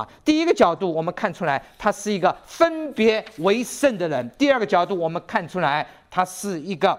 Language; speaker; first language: Chinese; native; Chinese